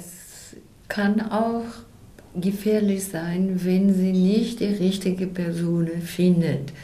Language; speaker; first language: German; non-native, learner; Portuguese